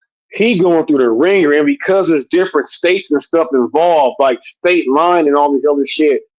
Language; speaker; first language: English; native; English